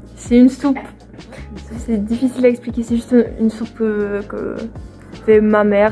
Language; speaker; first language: French; non-native, fluent; Swedish